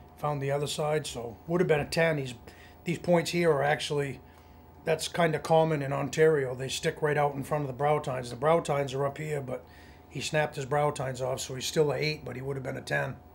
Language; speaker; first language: English; native; English